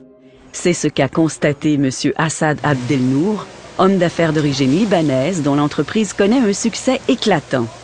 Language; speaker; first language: French; native; French